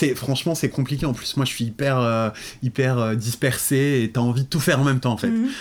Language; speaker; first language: French; native; French